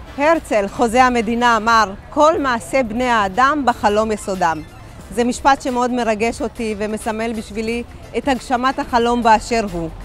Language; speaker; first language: Hebrew; early bilingual, other home language; Amharic